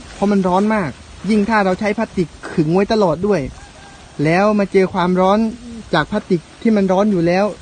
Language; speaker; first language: Thai; non-native, local second language; Northern Khmer